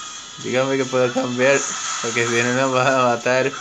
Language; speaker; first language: Spanish; native; Spanish